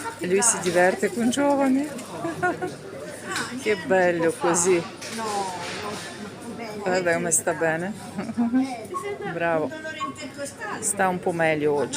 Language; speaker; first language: Italian; non-native, learner; Ukrainian